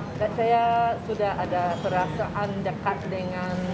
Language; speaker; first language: Indonesian; non-native, fluent; English